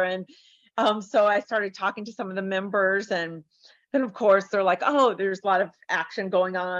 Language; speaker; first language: English; native; English